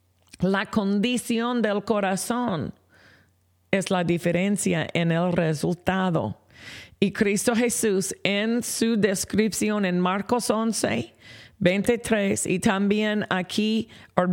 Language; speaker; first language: Spanish; non-native, fluent; English